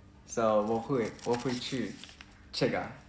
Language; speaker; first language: Chinese; non-native, learner; Japanese